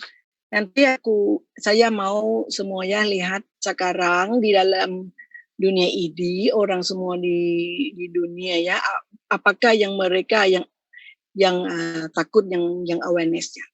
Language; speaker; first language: Indonesian; non-native, fluent; Thai